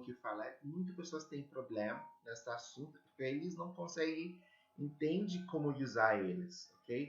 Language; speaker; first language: Portuguese; non-native, learner; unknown